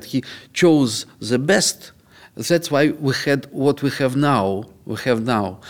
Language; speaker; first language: English; non-native, fluent; Russian